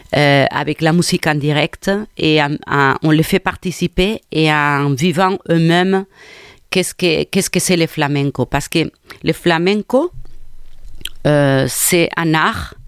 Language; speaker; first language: French; non-native, fluent; Spanish